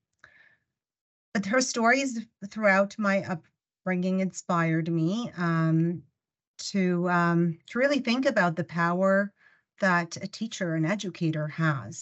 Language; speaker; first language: English; non-native, fluent; Russian